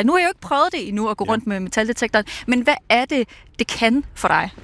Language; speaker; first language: Danish; native; Danish